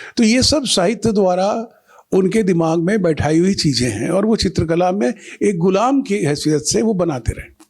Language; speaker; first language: Hindi; non-native, local second language; Bangla